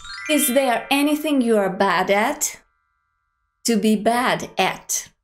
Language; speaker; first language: English; non-native, fluent; Russian